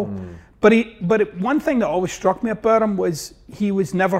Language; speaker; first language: English; native; English